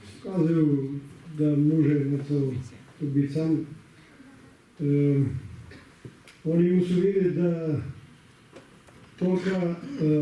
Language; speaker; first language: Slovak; non-native, learner; Slovenian